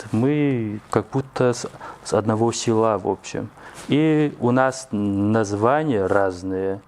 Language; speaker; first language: Russian; non-native, local second language; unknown